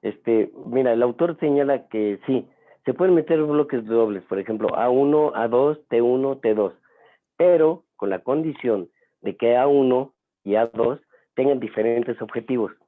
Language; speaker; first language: Spanish; native; Spanish